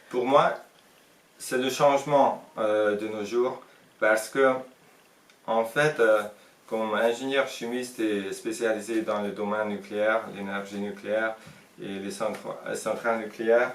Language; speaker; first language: French; non-native, fluent; Hungarian